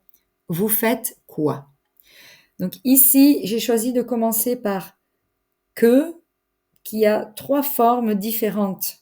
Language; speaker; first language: French; native; French